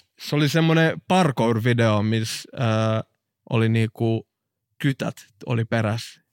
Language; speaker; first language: Finnish; early bilingual, other home language; Arabic